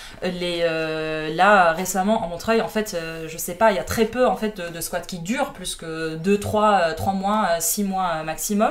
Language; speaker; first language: French; non-native, fluent; Arabic